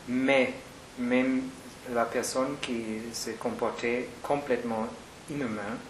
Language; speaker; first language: French; non-native, fluent; German